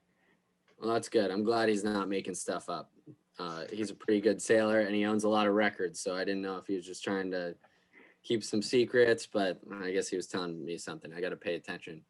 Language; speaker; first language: English; native; English